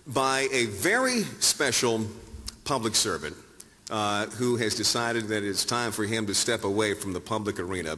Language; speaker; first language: English; native; English